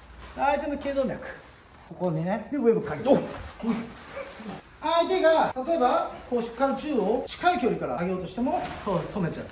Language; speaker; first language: Japanese; native; Japanese